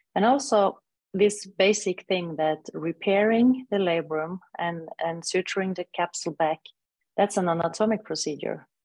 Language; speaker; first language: English; non-native, fluent; Norwegian